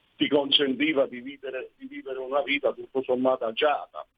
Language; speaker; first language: Italian; native; Italian